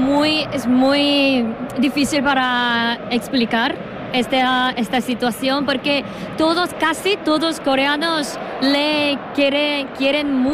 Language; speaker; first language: Spanish; non-native, learner; Korean